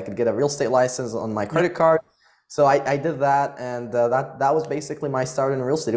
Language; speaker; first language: English; early bilingual, other home language; Arabic